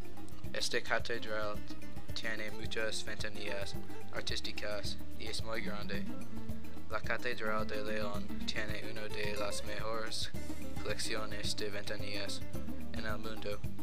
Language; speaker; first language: Spanish; non-native, learner; English